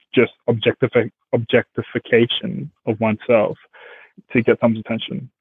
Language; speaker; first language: English; early bilingual, other home language; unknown